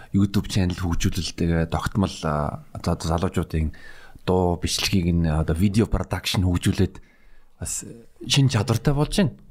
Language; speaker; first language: Mongolian; native; Mongolian